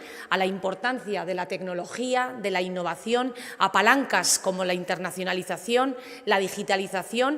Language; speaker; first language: Spanish; native; Spanish